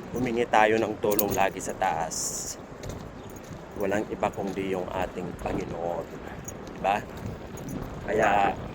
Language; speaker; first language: Filipino; non-native, local second language; Bikol